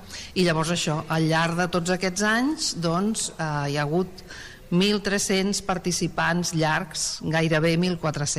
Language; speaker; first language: Catalan; native; Catalan